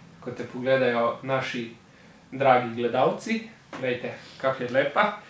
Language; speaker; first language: Slovenian; early bilingual, other home language; Serbian